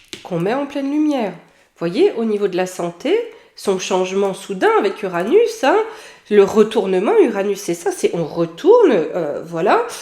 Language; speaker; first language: French; native; French